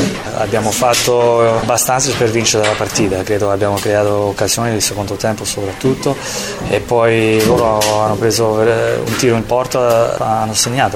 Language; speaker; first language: Italian; early bilingual, heritage; Italian